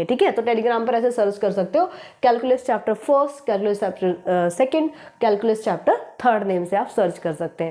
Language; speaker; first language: Hindi; native; Hindi